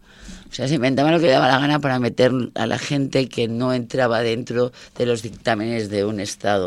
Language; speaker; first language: Spanish; native; Spanish